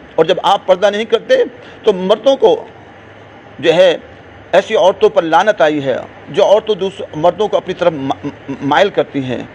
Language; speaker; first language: Urdu; non-native, local second language; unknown